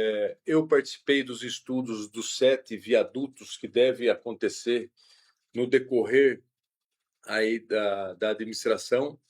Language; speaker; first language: Portuguese; native; Portuguese